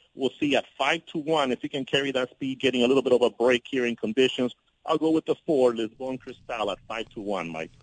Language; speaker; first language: English; early bilingual, other home language; Spanish